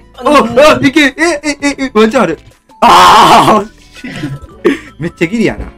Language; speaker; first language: Japanese; native; Japanese